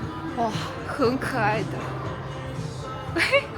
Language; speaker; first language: Chinese; non-native, learner; Mongolian